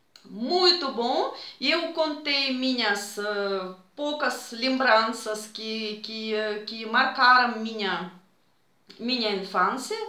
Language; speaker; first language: Portuguese; non-native, fluent; Russian